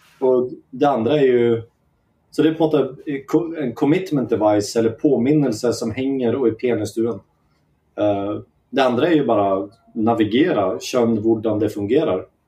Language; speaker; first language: Swedish; native; Swedish